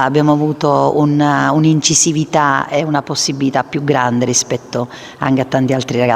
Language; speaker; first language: Italian; native; Italian